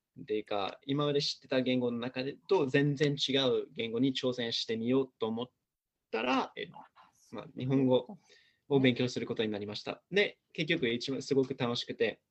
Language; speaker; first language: Japanese; non-native, fluent; English